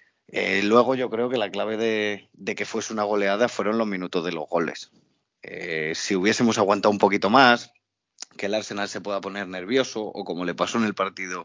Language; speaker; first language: Spanish; native; Spanish